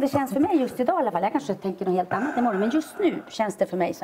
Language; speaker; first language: Swedish; native; Swedish